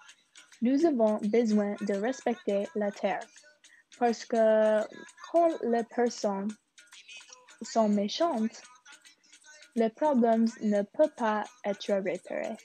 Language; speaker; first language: French; non-native, learner; English